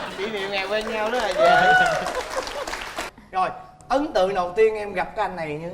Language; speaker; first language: Vietnamese; native; Vietnamese